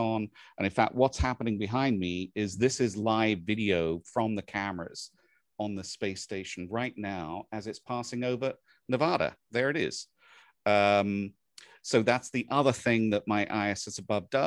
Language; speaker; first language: English; native; English